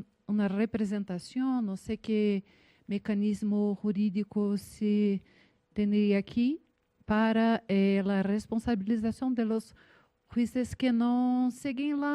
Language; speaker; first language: Spanish; non-native, learner; Portuguese